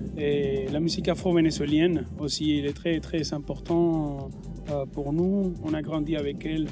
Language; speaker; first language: French; non-native, fluent; Spanish